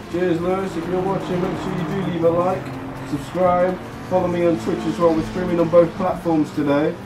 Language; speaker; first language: English; native; English